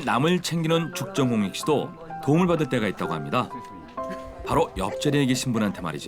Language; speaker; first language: Korean; native; Korean